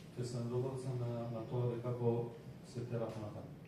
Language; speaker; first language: Macedonian; non-native, local second language; Albanian